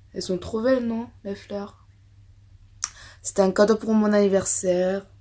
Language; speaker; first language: French; non-native, fluent; Korean